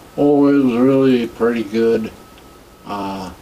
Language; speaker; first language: English; native; English